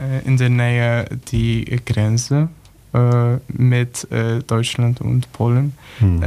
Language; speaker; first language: German; non-native, learner; Polish